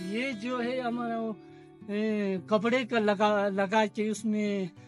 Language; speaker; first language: Hindi; native; Hindi